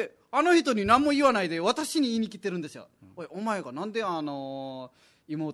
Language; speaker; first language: Japanese; non-native, fluent; Nepali